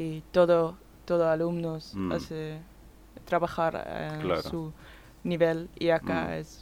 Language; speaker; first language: Spanish; non-native, learner; Dutch